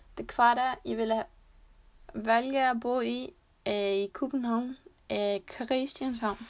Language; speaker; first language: Danish; non-native, learner; Icelandic